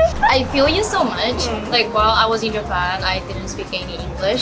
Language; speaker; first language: English; non-native, fluent; Japanese